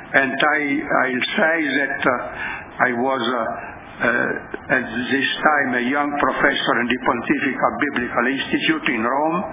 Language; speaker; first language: English; non-native, fluent; Italian